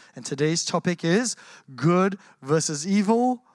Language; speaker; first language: English; native; English